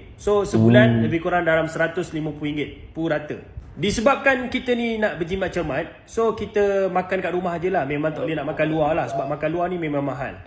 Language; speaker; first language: Malay; native; Malay